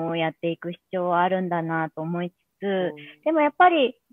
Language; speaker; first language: Japanese; native; Japanese